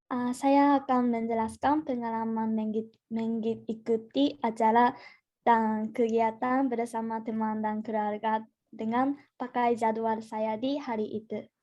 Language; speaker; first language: Indonesian; non-native, learner; Japanese